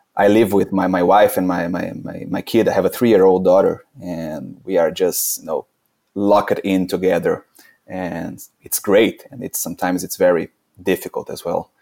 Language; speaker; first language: English; non-native, fluent; Portuguese